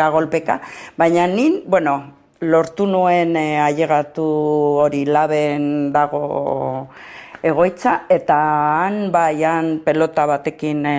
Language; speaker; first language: Basque; non-native, local second language; Spanish